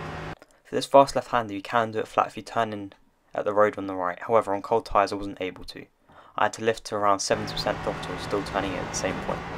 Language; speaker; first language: English; native; English